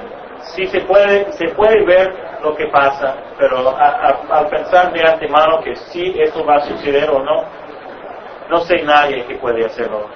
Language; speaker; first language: Spanish; non-native, fluent; English